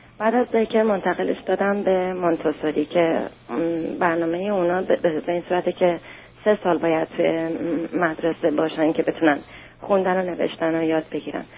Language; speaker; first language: Persian; native; Persian